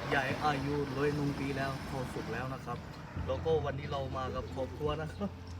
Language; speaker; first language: Thai; non-native, learner; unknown